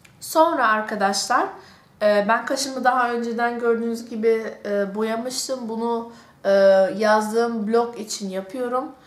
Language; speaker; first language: Turkish; early bilingual, heritage; Turkish